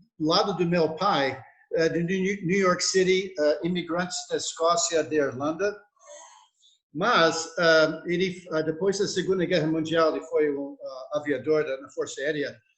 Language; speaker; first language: Portuguese; non-native, fluent; English